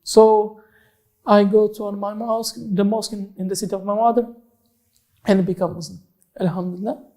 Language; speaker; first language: English; non-native, learner; Portuguese